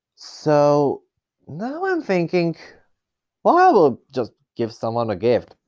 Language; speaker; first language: English; non-native, fluent; Czech